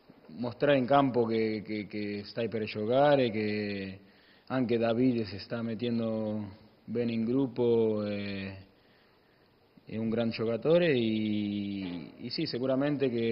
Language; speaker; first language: Italian; non-native, fluent; Spanish